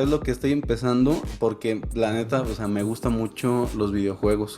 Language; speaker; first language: Spanish; native; Spanish